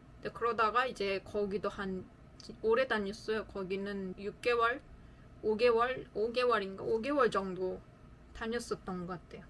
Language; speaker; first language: Korean; non-native, fluent; Uzbek